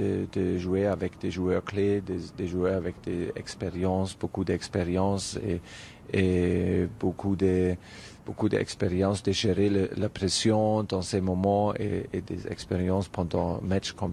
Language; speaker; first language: French; non-native, learner; German